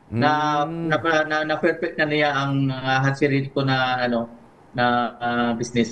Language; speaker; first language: Filipino; native; Filipino